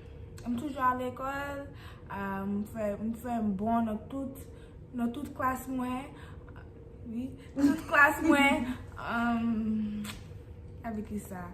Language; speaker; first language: Haitian Creole; early bilingual, heritage; English